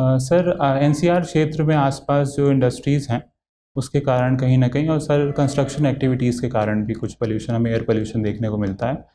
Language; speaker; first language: Hindi; native; Hindi